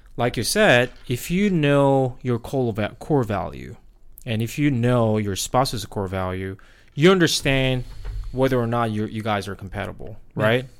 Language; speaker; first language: English; non-native, fluent; Korean